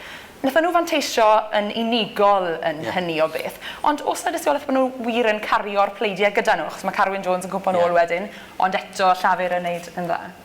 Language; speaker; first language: Welsh; native; Welsh